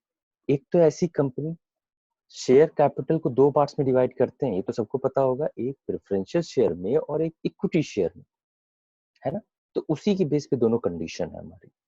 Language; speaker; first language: Hindi; native; Hindi